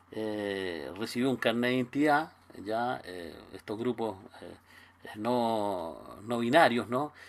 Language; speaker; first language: Spanish; native; Spanish